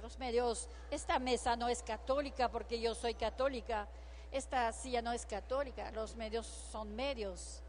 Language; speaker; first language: Spanish; non-native, fluent; French